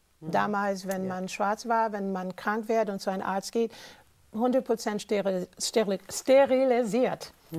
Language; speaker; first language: German; non-native, fluent; English